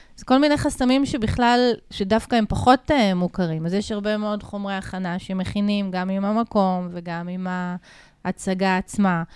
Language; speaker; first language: Hebrew; native; Hebrew